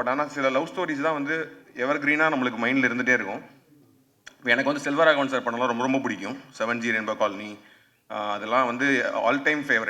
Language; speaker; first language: Tamil; native; Tamil